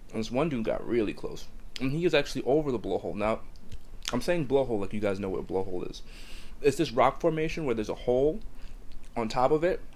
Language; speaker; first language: English; native; English